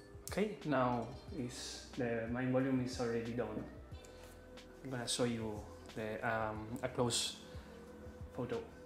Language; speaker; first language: English; non-native, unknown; Spanish